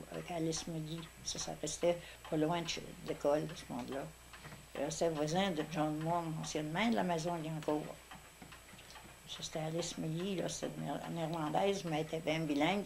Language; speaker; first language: French; native; French